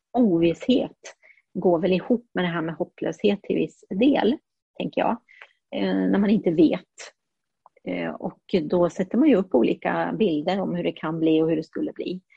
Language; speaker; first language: Swedish; early bilingual, heritage; Swedish